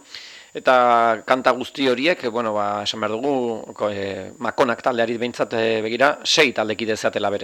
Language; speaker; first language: Basque; native; Basque